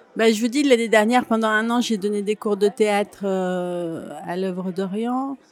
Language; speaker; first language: French; native; French